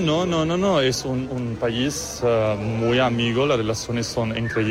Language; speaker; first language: Spanish; non-native, learner; Arabic